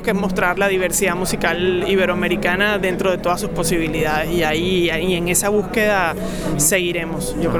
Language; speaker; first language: Spanish; native; Spanish